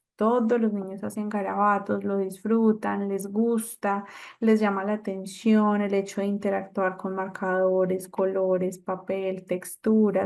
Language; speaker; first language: Spanish; native; Spanish